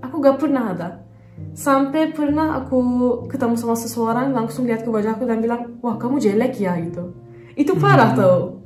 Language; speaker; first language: Indonesian; non-native, fluent; Turkish